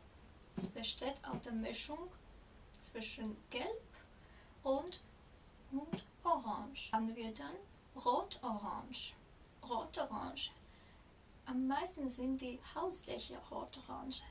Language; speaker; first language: German; non-native, fluent; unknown